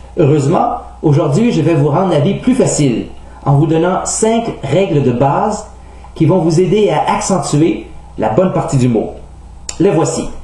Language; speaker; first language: French; native; French